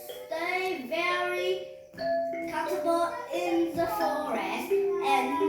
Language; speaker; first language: English; non-native, learner; Vietnamese